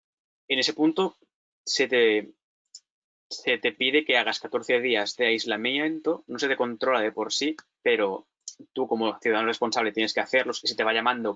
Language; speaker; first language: Spanish; native; Spanish